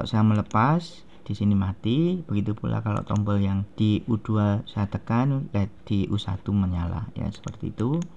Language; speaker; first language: Indonesian; native; Indonesian